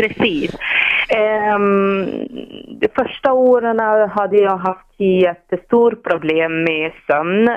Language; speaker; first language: Swedish; non-native, fluent; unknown